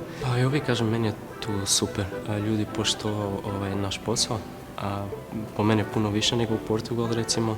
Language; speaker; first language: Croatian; non-native, learner; Portuguese